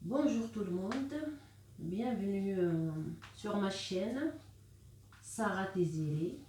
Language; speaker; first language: French; non-native, local second language; Arabic